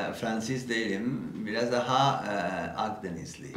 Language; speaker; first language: Turkish; non-native, learner; Spanish